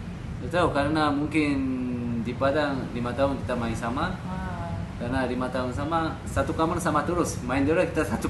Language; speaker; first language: Indonesian; non-native, fluent; Korean